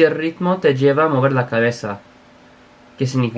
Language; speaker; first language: Spanish; non-native, learner; English